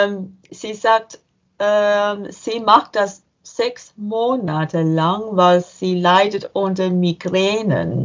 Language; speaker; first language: German; non-native, learner; English